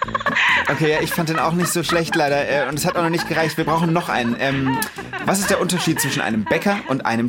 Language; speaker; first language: German; native; German